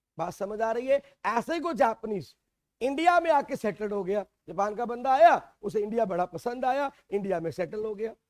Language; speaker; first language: Hindi; native; Hindi